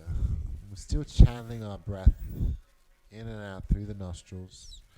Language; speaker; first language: English; native; English